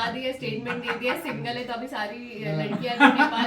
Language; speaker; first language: Hindi; native; Hindi